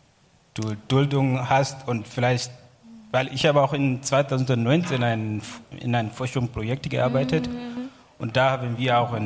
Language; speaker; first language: German; non-native, learner; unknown